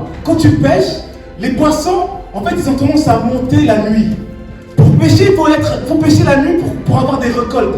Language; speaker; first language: French; native; French